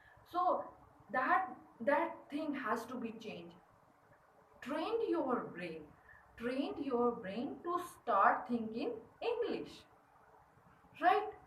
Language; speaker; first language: English; non-native, learner; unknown